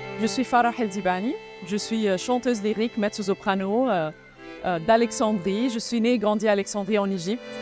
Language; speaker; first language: French; non-native, fluent; Arabic